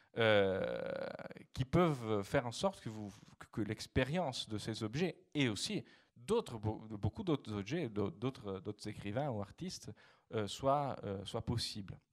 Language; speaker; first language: French; non-native, fluent; Italian